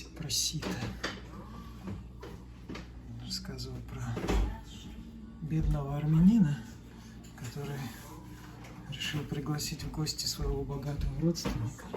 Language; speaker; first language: Russian; native; Russian